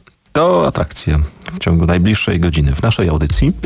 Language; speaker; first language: Polish; native; Polish